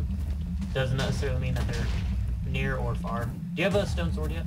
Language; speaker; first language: English; native; English